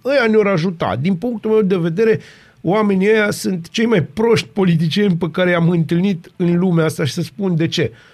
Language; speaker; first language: Romanian; native; Romanian